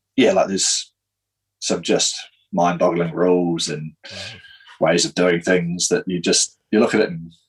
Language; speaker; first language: English; native; English